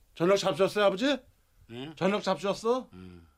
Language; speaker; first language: Korean; native; Korean